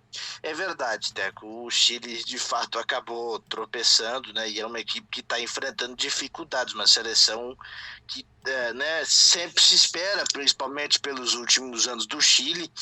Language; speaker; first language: Portuguese; native; Portuguese